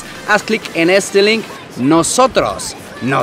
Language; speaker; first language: Spanish; non-native, fluent; German